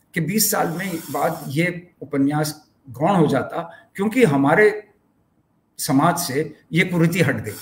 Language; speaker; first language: Hindi; native; Hindi